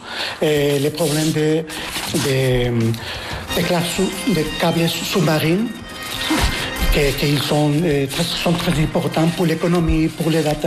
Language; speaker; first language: French; non-native, fluent; Spanish